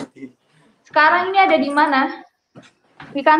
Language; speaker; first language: Indonesian; native; Indonesian